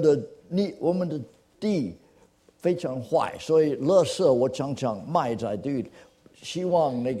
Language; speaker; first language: Chinese; non-native, fluent; English